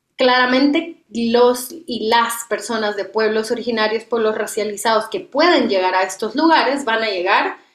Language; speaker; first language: Spanish; native; Spanish